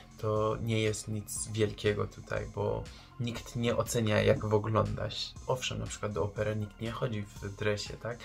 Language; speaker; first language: Polish; non-native, fluent; Persian